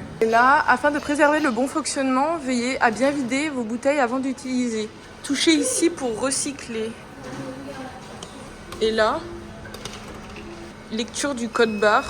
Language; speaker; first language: French; native; French